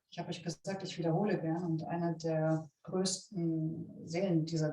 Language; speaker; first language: German; native; German